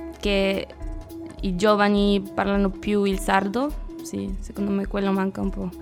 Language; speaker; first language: Italian; non-native, learner; Spanish